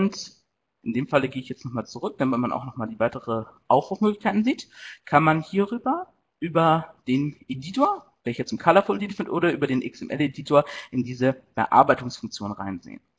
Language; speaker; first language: German; native; German